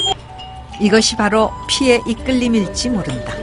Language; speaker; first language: Korean; native; Korean